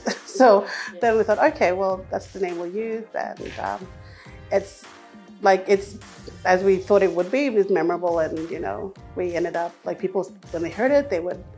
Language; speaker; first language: English; non-native, fluent; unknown